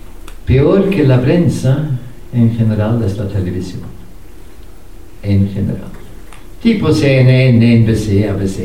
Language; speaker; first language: Spanish; non-native, fluent; Norwegian